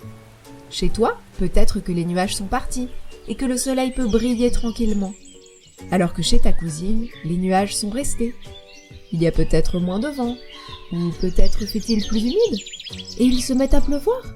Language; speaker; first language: French; native; French